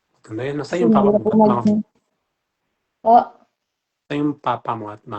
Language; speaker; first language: Filipino; non-native, learner; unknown